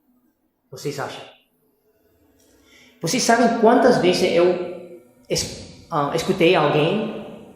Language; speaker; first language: Portuguese; non-native, fluent; Spanish